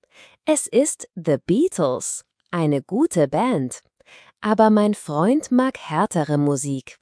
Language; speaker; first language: German; non-native, fluent; Spanish